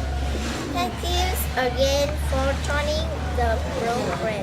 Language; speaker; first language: English; non-native, learner; Vietnamese